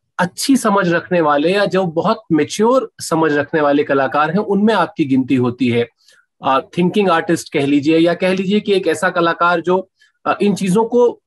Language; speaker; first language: Hindi; native; Hindi